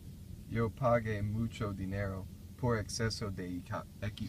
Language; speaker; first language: Spanish; non-native, learner; English